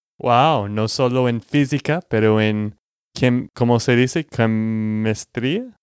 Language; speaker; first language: Spanish; non-native, learner; English